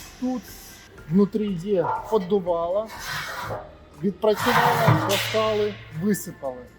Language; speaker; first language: Ukrainian; native; Ukrainian